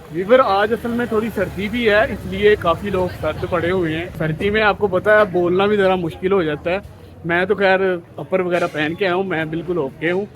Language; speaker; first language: Urdu; non-native, local second language; Punjabi